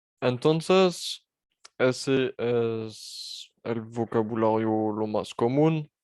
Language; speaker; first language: Spanish; non-native, fluent; French